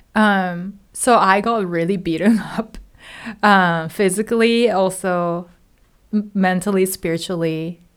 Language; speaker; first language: English; non-native, fluent; Japanese